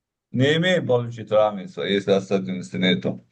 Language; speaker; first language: Russian; non-native, local second language; Uzbek